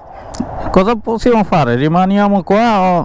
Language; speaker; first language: Italian; non-native, learner; Bangla